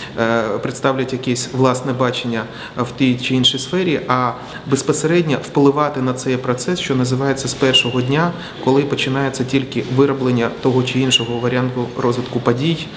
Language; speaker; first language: Ukrainian; native; Ukrainian